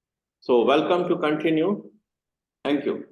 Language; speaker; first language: English; non-native, learner; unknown